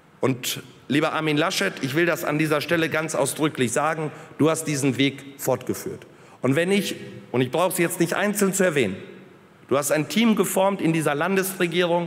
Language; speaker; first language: German; early bilingual, other home language; Polish